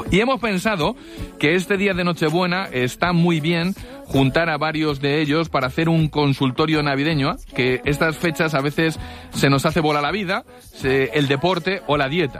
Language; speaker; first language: Spanish; native; Spanish